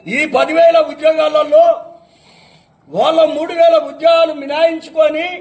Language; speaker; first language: Telugu; native; Telugu